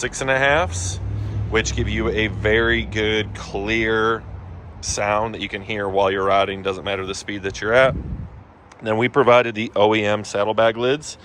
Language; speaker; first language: English; native; English